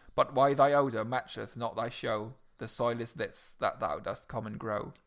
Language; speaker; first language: English; non-native, fluent; Luxembourgish